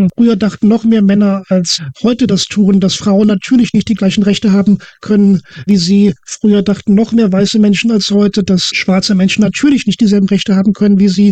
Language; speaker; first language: German; native; German